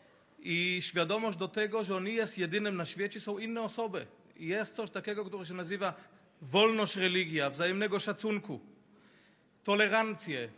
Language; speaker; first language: Polish; non-native, fluent; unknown